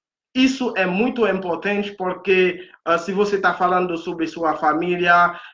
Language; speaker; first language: Portuguese; non-native, fluent; Haitian Creole